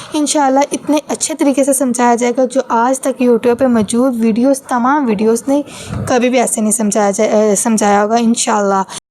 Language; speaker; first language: Urdu; native; Urdu